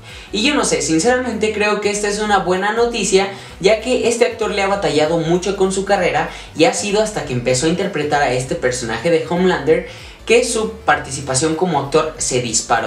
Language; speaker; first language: Spanish; native; Spanish